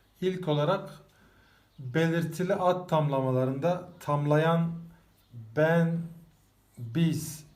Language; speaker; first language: Turkish; native; Turkish